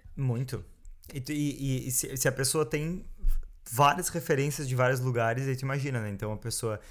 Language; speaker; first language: Portuguese; native; Portuguese